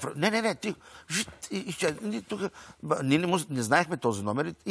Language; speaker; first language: Bulgarian; native; Bulgarian